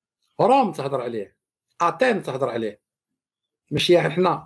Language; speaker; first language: Arabic; native; Arabic